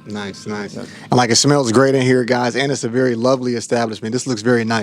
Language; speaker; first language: English; native; English